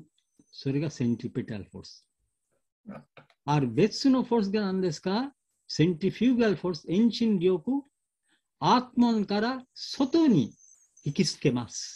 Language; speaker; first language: Japanese; non-native, learner; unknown